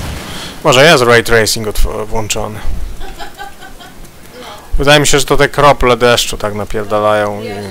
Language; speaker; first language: Polish; native; Polish